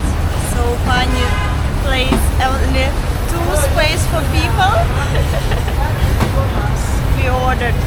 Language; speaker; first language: English; non-native, learner; Russian